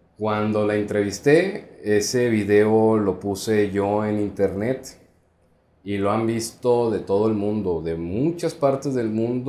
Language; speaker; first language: Spanish; native; Spanish